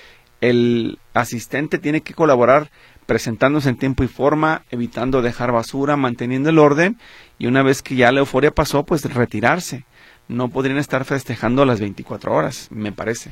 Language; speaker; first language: Spanish; native; Spanish